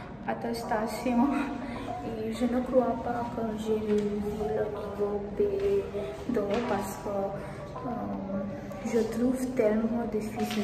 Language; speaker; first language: French; non-native, fluent; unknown